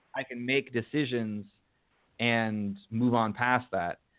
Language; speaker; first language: English; native; English